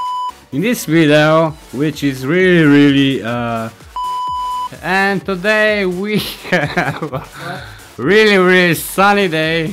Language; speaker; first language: English; non-native, learner; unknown